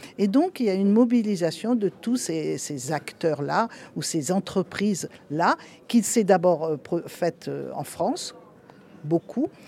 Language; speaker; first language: French; native; French